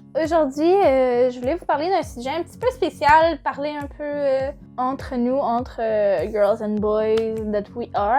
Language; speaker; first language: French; native; French